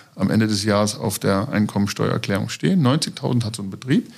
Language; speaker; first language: German; native; German